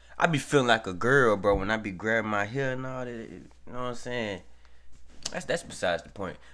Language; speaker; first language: English; native; English